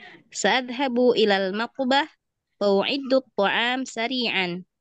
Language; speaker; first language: Arabic; non-native, learner; Indonesian